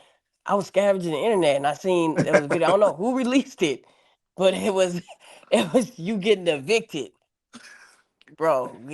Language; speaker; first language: English; native; English